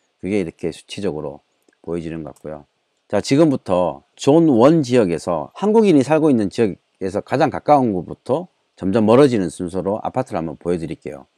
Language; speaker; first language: Korean; native; Korean